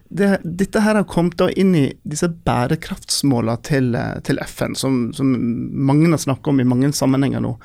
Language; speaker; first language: Norwegian; native; Norwegian